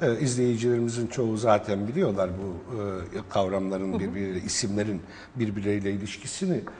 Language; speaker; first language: Turkish; non-native, local second language; Arabic